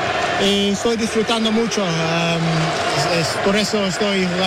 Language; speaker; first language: Spanish; non-native, learner; English